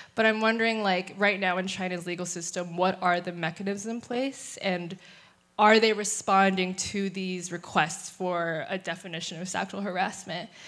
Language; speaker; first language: English; early bilingual, other home language; Chinese